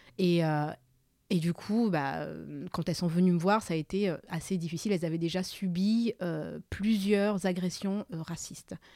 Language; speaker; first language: French; early bilingual, other home language; Malagasy